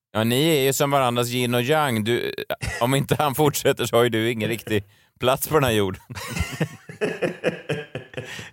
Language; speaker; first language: Swedish; native; Swedish